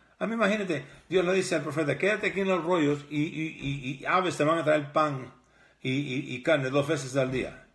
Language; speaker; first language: Spanish; early bilingual, heritage; Spanish